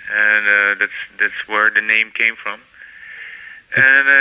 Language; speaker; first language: English; non-native, fluent; Dutch